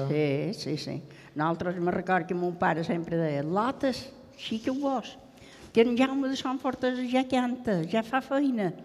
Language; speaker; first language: Catalan; native; Catalan